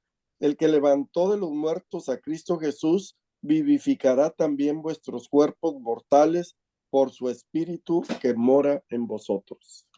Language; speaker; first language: Spanish; native; Spanish